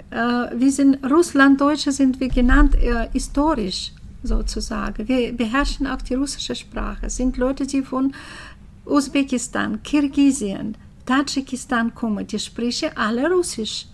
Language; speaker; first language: German; early bilingual, heritage; German